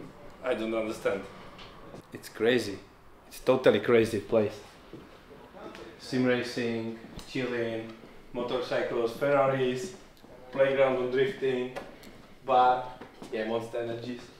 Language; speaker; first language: English; non-native, learner; Polish